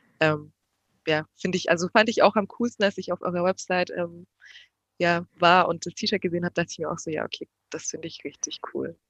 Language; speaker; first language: German; native; German